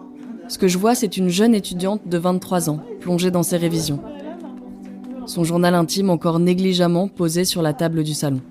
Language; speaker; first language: French; native; French